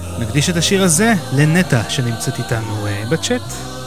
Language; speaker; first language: Hebrew; native; Hebrew